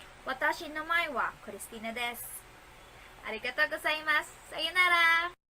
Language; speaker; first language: Japanese; non-native, learner; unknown